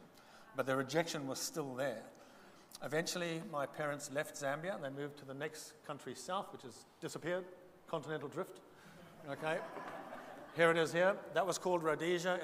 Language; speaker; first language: English; non-native, local second language; Bemba